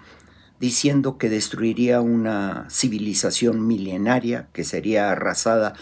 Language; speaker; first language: Spanish; native; Spanish